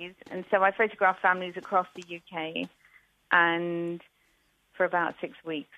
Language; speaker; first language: English; native; English